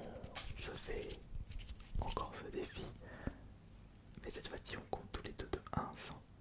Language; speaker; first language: French; native; French